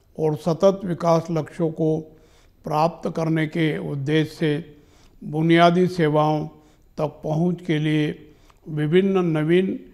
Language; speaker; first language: Hindi; native; Hindi